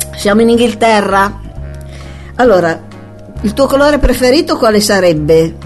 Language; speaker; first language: Italian; native; Italian